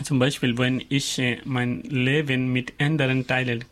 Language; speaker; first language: German; non-native, learner; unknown